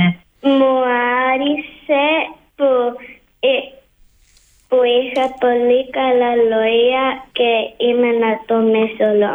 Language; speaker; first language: Greek; early bilingual, heritage; Greek